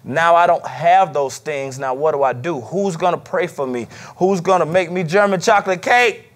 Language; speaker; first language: English; native; English